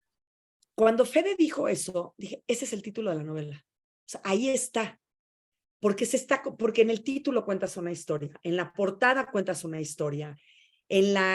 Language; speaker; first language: Spanish; native; Spanish